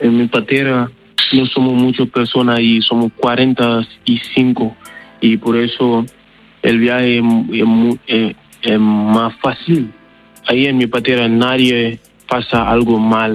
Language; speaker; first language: Spanish; non-native, learner; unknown